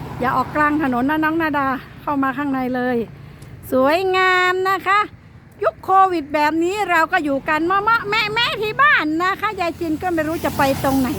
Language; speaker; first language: Thai; native; Thai